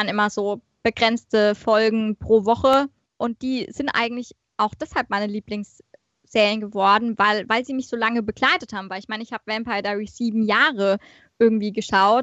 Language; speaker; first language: German; native; German